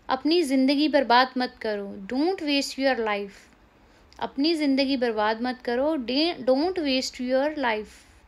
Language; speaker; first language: Hindi; native; Hindi